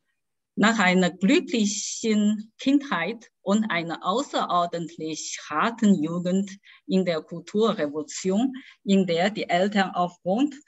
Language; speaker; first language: German; non-native, fluent; Chinese